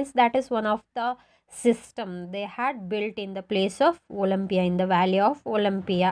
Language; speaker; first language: English; non-native, local second language; Kannada